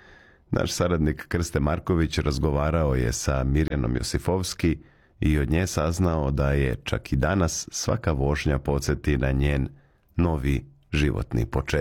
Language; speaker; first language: Serbian; native; Serbian